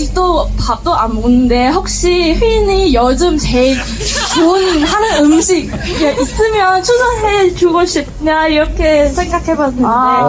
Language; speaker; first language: Korean; non-native, fluent; Cantonese